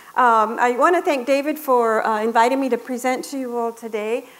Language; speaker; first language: English; native; English